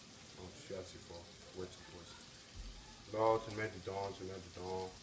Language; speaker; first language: French; non-native, learner; English